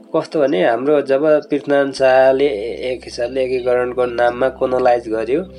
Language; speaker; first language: Nepali; non-native, local second language; Limbu